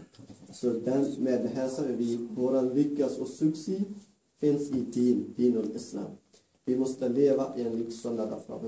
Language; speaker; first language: Swedish; non-native, fluent; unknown